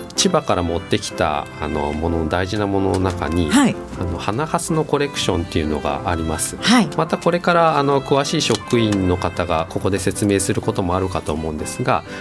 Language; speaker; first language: Japanese; native; Japanese